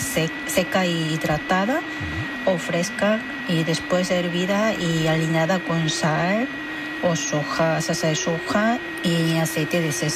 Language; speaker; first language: Spanish; non-native, fluent; Korean